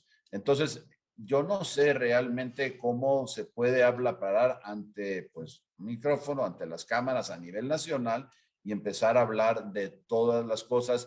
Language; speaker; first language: Spanish; native; Spanish